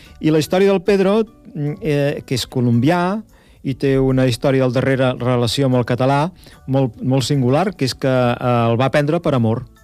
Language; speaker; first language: Catalan; native; Catalan